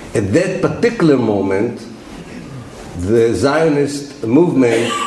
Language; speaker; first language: English; non-native, fluent; Arabic